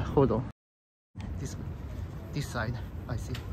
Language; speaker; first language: English; non-native, learner; Japanese